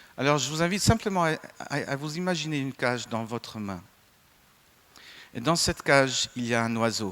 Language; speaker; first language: French; non-native, fluent; English